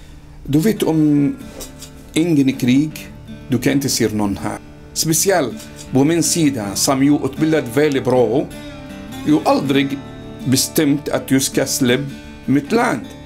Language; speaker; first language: Swedish; non-native, learner; Arabic